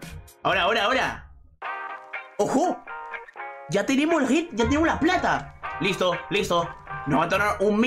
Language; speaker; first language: Spanish; native; Spanish